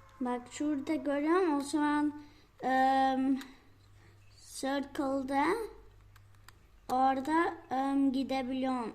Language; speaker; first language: Turkish; early bilingual, heritage; Turkish